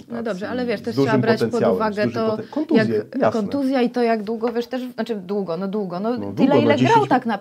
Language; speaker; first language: Polish; native; Polish